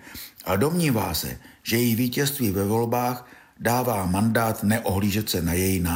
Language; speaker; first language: Czech; native; Czech